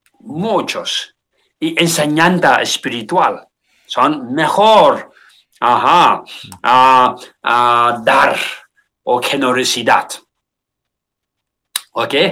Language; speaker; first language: Spanish; non-native, learner; Tibetan